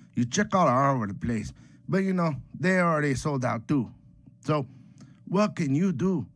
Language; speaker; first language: English; native; English